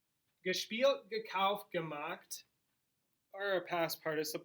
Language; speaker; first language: German; non-native, fluent; English